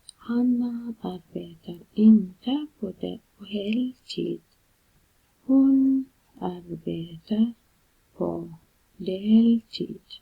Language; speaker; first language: Swedish; non-native, fluent; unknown